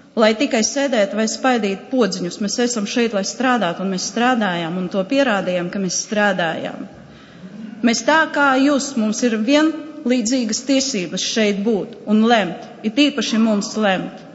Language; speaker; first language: Latvian; non-native, local second language; Russian